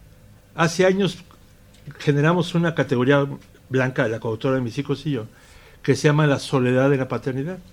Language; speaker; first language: Spanish; native; Spanish